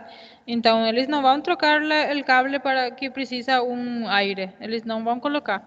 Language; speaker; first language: Portuguese; non-native, fluent; Spanish